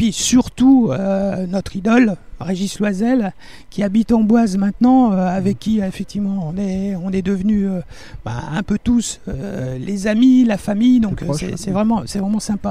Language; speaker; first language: French; native; French